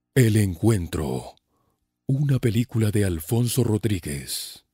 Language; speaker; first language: Spanish; native; Spanish